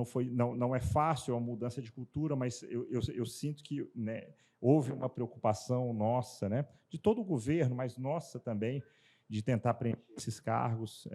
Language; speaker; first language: Portuguese; native; Portuguese